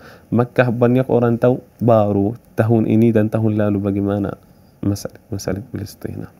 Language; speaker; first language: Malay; non-native, fluent; Arabic